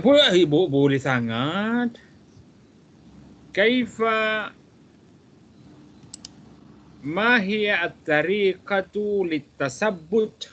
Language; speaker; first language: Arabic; non-native, fluent; Malay